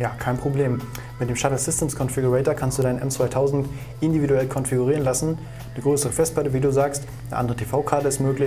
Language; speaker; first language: German; native; German